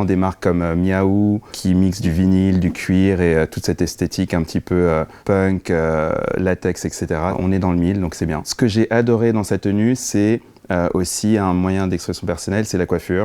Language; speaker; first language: French; native; French